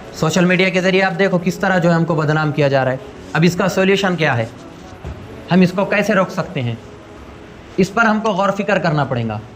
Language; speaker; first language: Urdu; native; Urdu